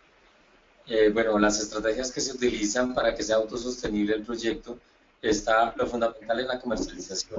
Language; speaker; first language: Spanish; native; Spanish